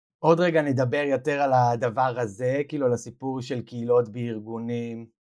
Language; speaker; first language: Hebrew; native; Hebrew